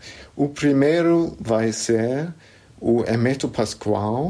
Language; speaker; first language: Portuguese; non-native, fluent; German